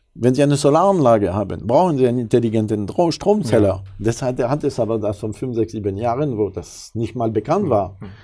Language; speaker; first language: German; non-native, fluent; French